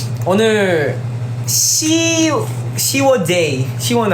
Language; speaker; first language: Korean; non-native, learner; Filipino